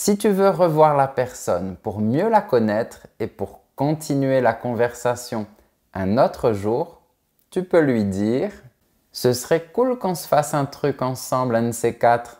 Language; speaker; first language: French; native; French